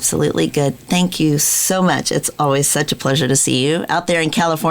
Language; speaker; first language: English; native; English